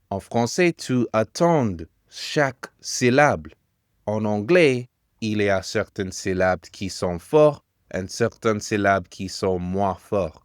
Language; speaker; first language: French; non-native, fluent; English